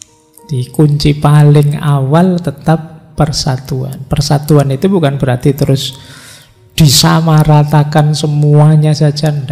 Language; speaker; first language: Indonesian; non-native, local second language; Javanese